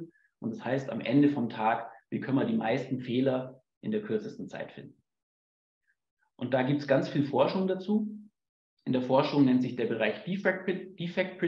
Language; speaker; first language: German; native; German